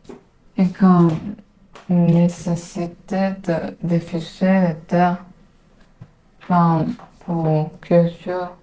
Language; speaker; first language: French; non-native, learner; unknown